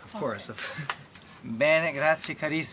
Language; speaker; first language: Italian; early bilingual, heritage; Italian